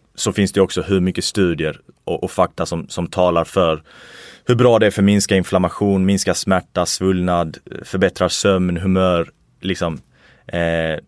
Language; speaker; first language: Swedish; native; Swedish